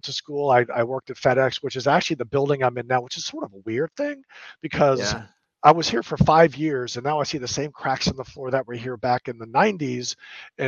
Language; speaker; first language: English; native; English